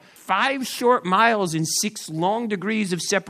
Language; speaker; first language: English; native; English